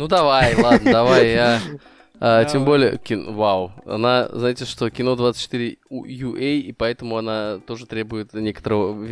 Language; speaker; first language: Russian; native; Russian